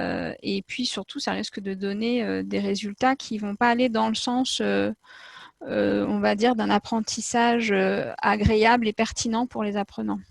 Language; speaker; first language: French; native; French